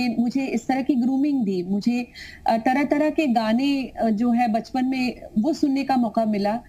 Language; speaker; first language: Hindi; non-native, local second language; Tamil